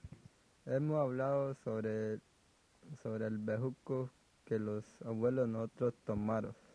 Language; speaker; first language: Spanish; non-native, local second language; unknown